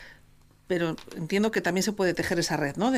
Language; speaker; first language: Spanish; native; Spanish